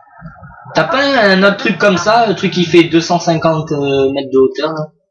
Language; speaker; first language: French; native; French